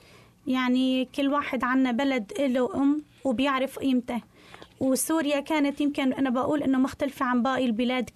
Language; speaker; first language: Arabic; native; Arabic